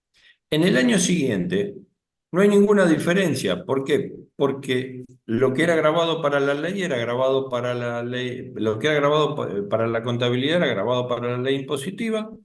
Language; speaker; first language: Spanish; native; Spanish